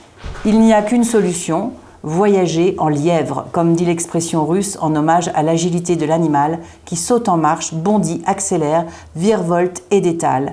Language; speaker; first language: French; native; French